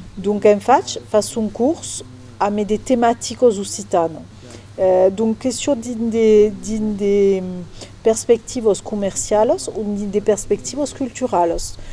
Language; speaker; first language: Occitan; non-native, local second language; French